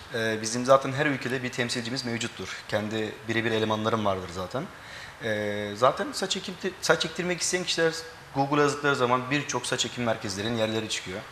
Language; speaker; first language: Turkish; early bilingual, heritage; Turkish